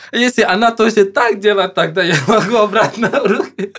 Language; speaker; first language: Russian; non-native, learner; English